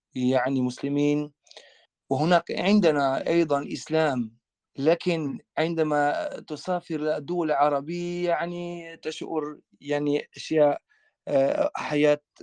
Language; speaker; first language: Arabic; non-native, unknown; Albanian